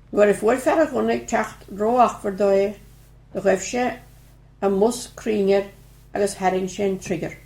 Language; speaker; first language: Irish; native; Irish